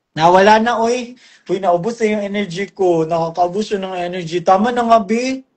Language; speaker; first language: Filipino; non-native, local second language; Cebuano